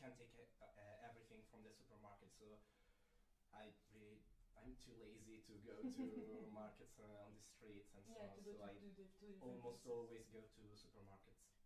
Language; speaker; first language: English; non-native, fluent; Italian